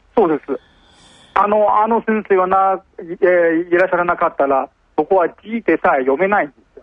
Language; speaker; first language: Japanese; non-native, fluent; Chinese